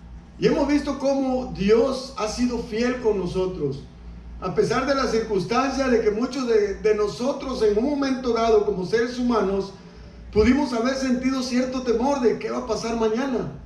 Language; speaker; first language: Spanish; native; Spanish